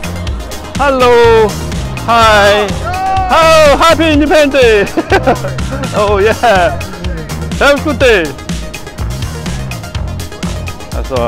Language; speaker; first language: English; non-native, learner; Chinese